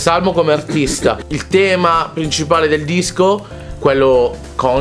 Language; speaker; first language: Italian; native; Italian